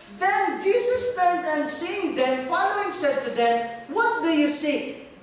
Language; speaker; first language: English; non-native, local second language; Filipino